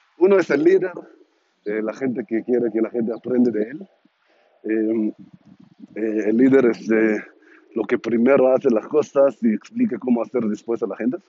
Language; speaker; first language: Spanish; non-native, learner; Hebrew